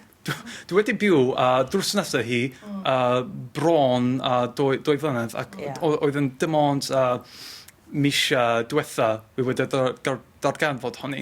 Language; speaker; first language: Welsh; non-native, fluent; English